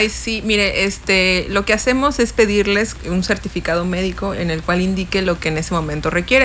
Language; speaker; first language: Spanish; native; Spanish